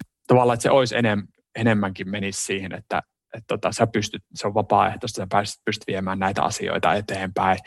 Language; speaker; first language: Finnish; native; Finnish